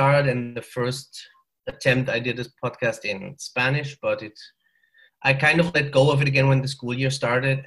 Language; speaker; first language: English; non-native, fluent; German